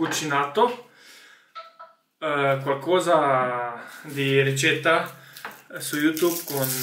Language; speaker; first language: Italian; non-native, learner; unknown